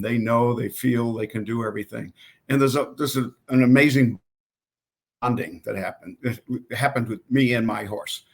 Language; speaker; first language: English; native; English